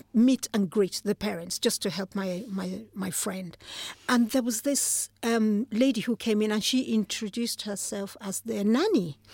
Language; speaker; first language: English; non-native, local second language; Igbo